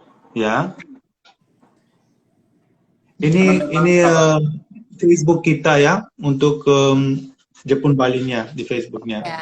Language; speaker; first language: Indonesian; non-native, fluent; Romanian